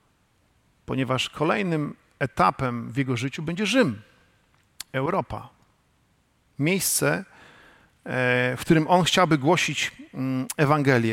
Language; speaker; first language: Polish; native; Polish